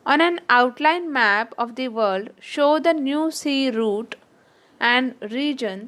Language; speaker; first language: English; non-native, local second language; Marathi